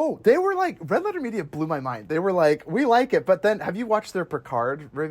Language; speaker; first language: English; native; English